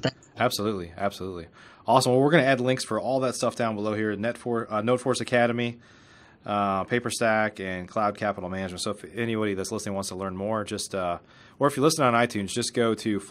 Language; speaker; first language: English; native; English